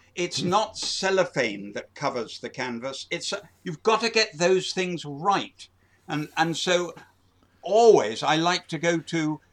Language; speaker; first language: English; native; English